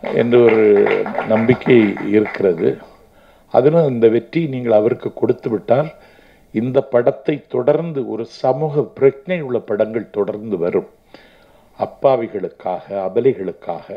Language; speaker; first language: Tamil; native; Tamil